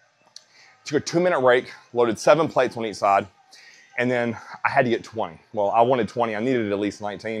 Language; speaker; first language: English; native; English